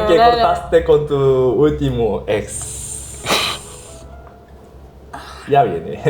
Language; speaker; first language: Spanish; non-native, learner; Korean